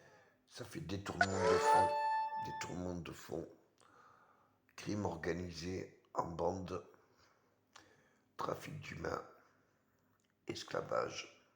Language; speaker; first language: French; native; French